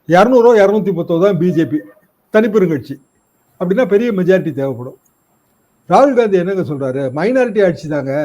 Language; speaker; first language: Tamil; native; Tamil